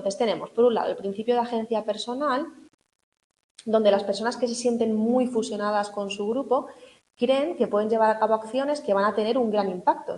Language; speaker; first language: Spanish; native; Spanish